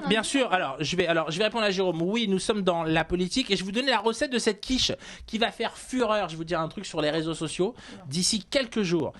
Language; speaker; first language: French; native; French